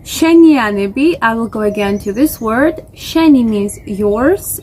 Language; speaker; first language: English; non-native, fluent; Georgian